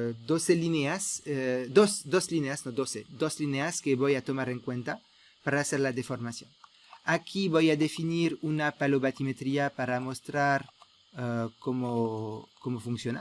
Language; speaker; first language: Spanish; non-native, fluent; French